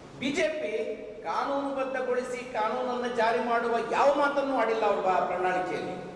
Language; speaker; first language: Kannada; native; Kannada